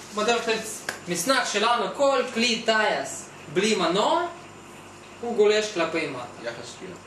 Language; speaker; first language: Hebrew; non-native, fluent; Russian